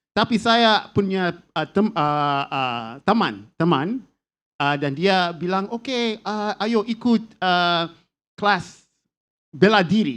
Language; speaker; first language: Indonesian; non-native, learner; English